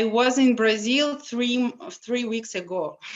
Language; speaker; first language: English; non-native, learner; Russian